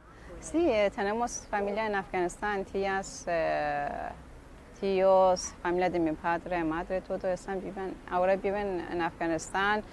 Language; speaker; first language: Spanish; non-native, learner; Persian